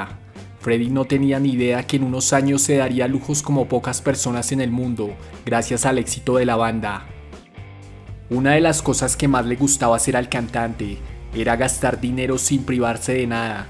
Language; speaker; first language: Spanish; native; Spanish